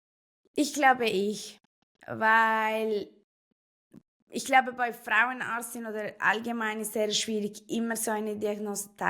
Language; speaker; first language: German; non-native, fluent; Spanish